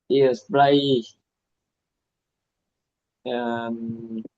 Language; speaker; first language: English; non-native, learner; Vietnamese